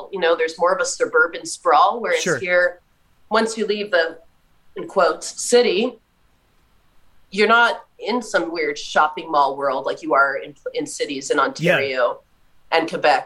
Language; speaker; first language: English; native; English